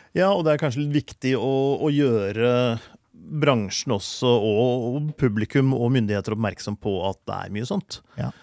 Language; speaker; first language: Norwegian; native; Norwegian